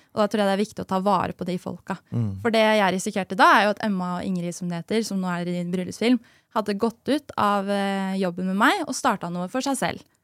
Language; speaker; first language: Norwegian; native; Norwegian